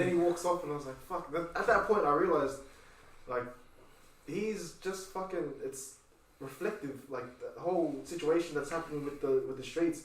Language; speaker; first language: English; native; English